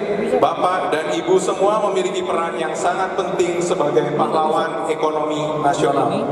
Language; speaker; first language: Indonesian; native; Indonesian